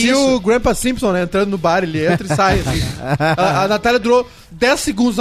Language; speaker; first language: Portuguese; native; Portuguese